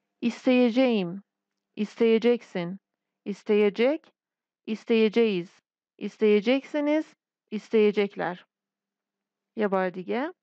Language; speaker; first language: Turkish; non-native, fluent; Persian